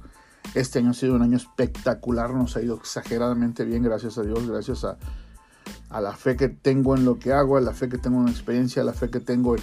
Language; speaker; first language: Spanish; native; Spanish